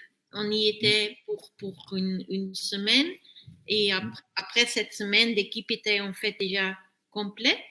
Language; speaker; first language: French; non-native, fluent; Dutch